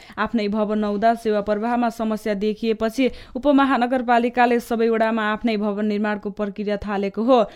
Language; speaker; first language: Nepali; native; Nepali